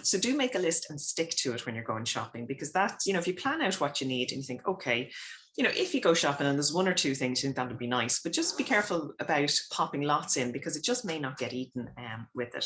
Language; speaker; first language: English; native; English